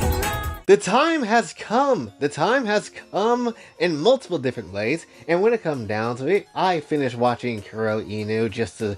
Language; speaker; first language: English; native; English